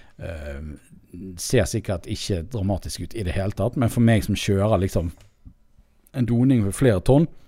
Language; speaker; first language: Norwegian; native; Norwegian